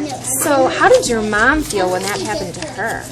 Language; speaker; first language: English; native; English